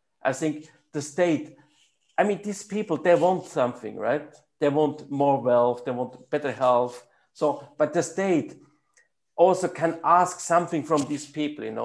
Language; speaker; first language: English; non-native, fluent; German